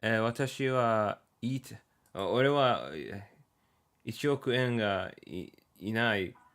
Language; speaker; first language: Japanese; non-native, learner; English